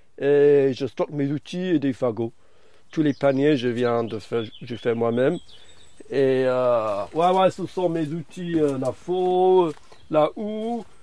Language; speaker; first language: French; early bilingual, other home language; English